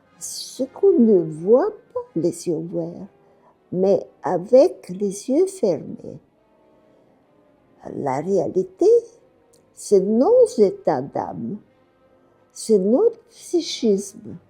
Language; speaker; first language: French; non-native, fluent; Bulgarian